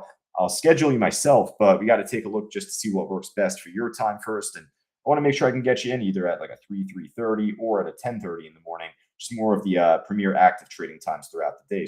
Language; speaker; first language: English; native; English